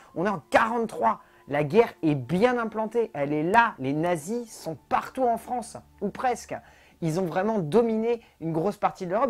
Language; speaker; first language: French; native; French